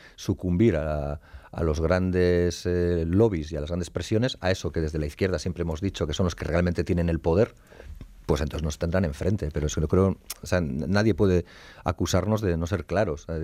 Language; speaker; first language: Spanish; native; Spanish